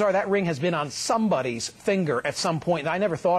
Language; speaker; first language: English; native; English